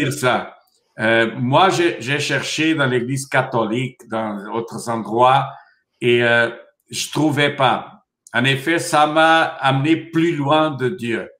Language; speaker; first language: French; non-native, fluent; Portuguese